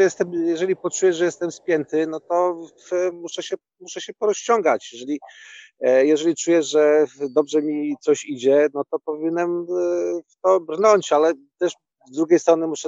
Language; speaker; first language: Polish; native; Polish